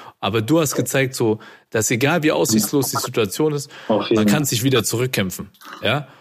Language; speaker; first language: German; native; German